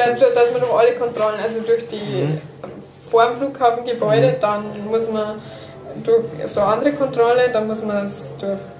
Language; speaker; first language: German; native; German